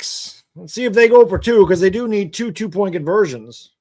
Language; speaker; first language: English; native; English